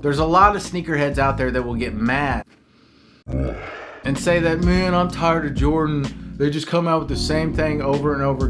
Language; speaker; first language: English; native; English